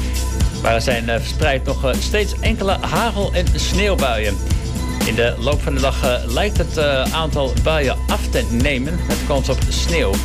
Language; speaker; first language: Dutch; native; Dutch